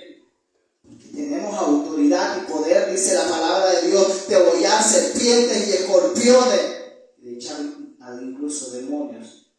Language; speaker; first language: Spanish; native; Spanish